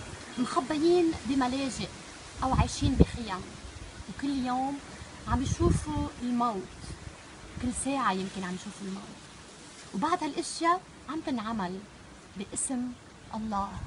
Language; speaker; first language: Arabic; native; Arabic